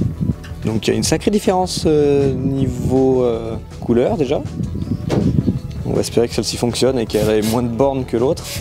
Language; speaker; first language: French; native; French